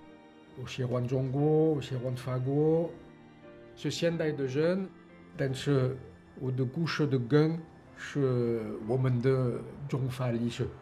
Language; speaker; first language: Chinese; non-native, fluent; French